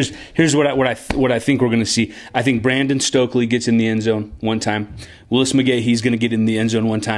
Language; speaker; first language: English; native; English